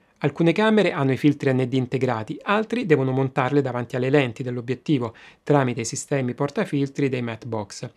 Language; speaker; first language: Italian; native; Italian